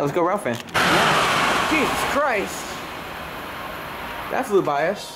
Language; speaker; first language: English; native; English